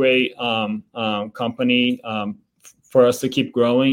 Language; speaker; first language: English; non-native, fluent; Portuguese